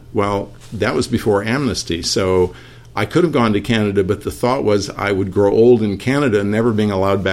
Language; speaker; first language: English; native; English